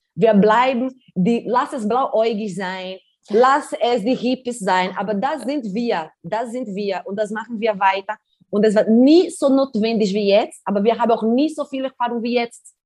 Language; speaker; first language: German; non-native, fluent; Portuguese